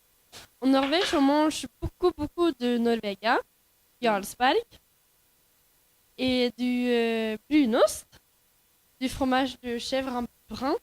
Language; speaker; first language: French; non-native, fluent; Norwegian